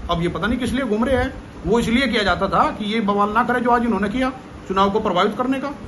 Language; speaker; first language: Hindi; native; Hindi